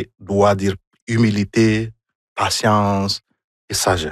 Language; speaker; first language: French; non-native, fluent; Igbo